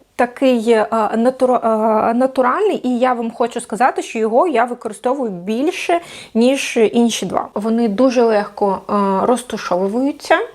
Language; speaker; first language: Ukrainian; non-native, local second language; Russian